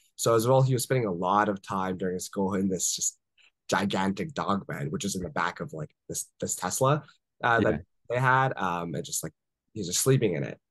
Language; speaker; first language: English; native; English